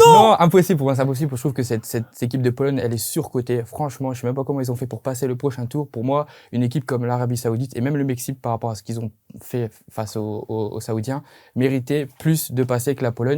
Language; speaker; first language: French; native; French